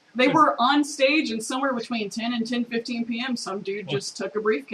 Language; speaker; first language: English; native; English